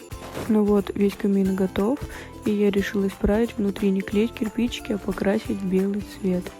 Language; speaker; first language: Russian; native; Russian